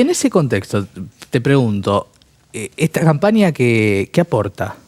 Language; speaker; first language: Spanish; native; Spanish